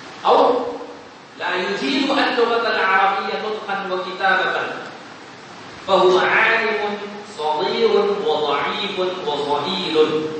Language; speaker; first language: Arabic; non-native, fluent; Urdu